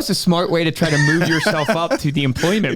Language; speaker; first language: English; native; English